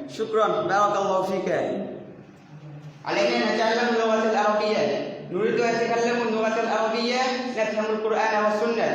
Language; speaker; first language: Arabic; non-native, learner; Bangla